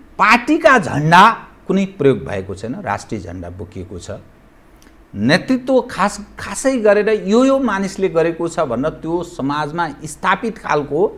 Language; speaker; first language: Nepali; native; Nepali